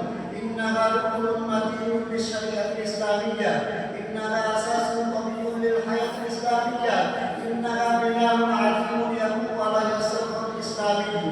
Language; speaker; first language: Arabic; non-native, learner; Bangla